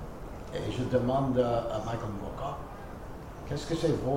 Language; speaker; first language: French; non-native, fluent; English